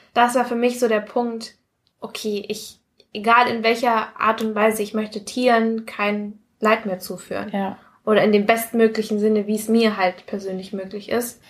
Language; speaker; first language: German; early bilingual, other home language; Spanish